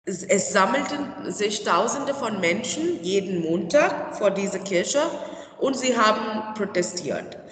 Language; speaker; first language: German; non-native, fluent; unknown